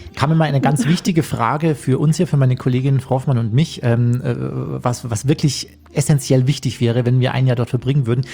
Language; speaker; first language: German; native; German